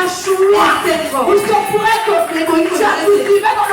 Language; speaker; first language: French; non-native, local second language; Lingala